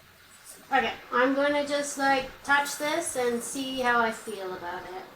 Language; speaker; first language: English; native; English